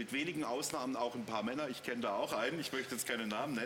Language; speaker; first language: German; native; German